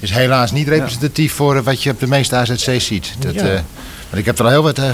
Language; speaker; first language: Dutch; native; Dutch